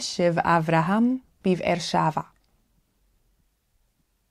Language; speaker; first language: Hebrew; non-native, fluent; English